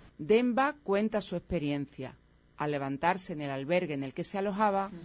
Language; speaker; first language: Spanish; native; Spanish